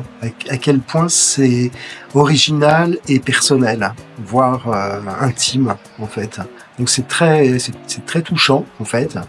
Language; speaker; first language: French; native; French